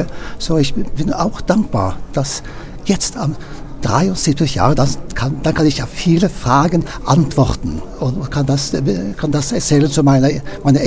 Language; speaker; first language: German; non-native, learner; Norwegian